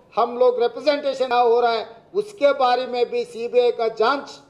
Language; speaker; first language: Hindi; non-native, local second language; Telugu